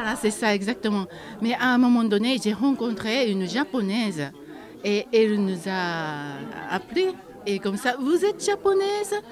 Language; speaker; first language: French; non-native, fluent; Japanese